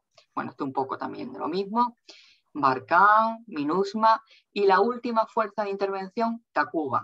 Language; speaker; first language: Spanish; native; Spanish